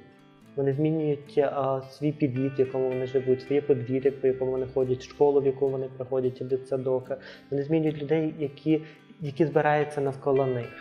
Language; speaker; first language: Ukrainian; native; Ukrainian